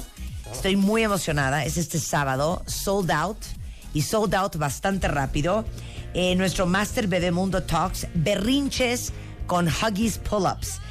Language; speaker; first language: Spanish; native; Spanish